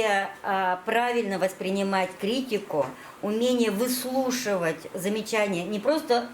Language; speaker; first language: Russian; native; Russian